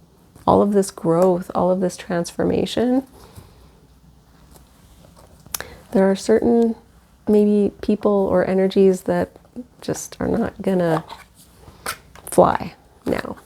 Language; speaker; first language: English; native; English